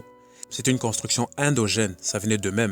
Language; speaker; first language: French; native; French